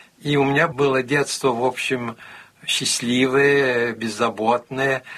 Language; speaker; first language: Russian; early bilingual, heritage; Russian